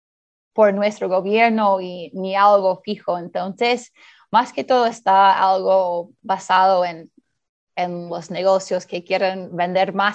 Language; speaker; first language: Spanish; early bilingual, heritage; Spanish